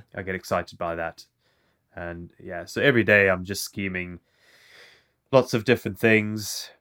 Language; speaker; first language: English; native; English